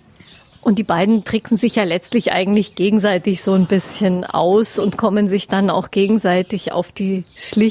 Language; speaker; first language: German; native; German